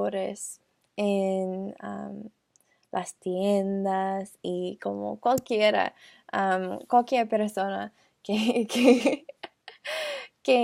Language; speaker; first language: Spanish; non-native, learner; English